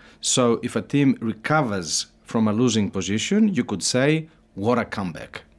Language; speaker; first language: English; native; English